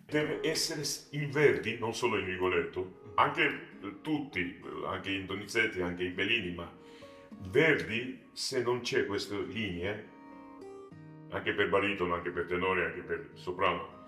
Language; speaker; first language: Italian; non-native, learner; Georgian